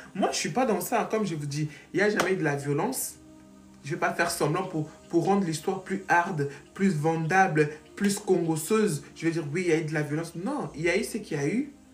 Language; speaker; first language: French; non-native, fluent; Portuguese